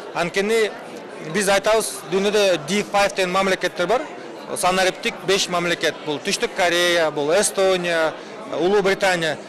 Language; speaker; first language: Kyrgyz; native; Kyrgyz